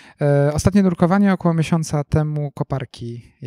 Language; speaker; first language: Polish; native; Polish